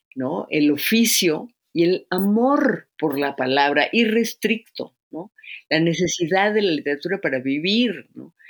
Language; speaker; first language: Spanish; native; Spanish